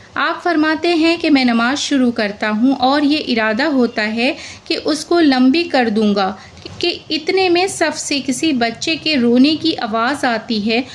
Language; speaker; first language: Hindi; native; Hindi